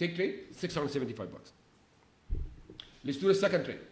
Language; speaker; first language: English; non-native, fluent; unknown